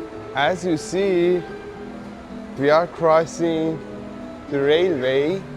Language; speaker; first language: English; non-native, fluent; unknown